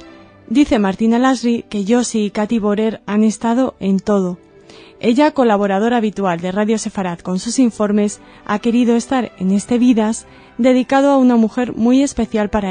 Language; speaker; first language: Spanish; native; Spanish